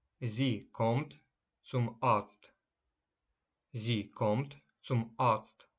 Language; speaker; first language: German; non-native, fluent; Ukrainian